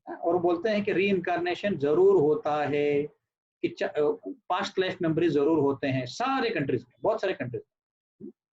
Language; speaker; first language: Hindi; non-native, local second language; Marathi